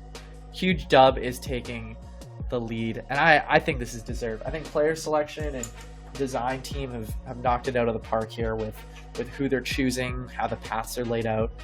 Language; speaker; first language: English; native; English